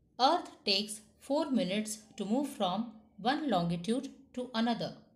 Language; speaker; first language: English; non-native, local second language; Hindi